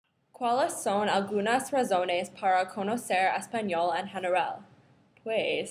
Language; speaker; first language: Spanish; non-native, learner; English